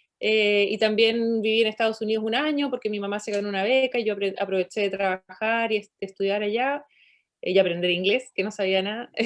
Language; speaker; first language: Spanish; native; Spanish